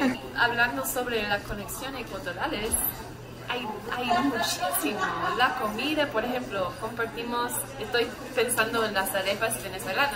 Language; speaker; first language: Spanish; early bilingual, heritage; English